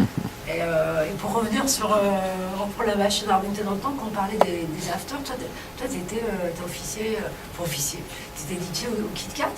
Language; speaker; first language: French; native; French